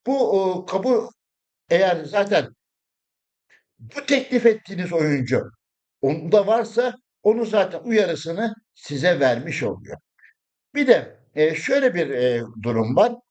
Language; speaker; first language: Turkish; native; Turkish